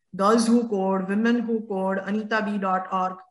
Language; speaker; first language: English; non-native, local second language; Gujarati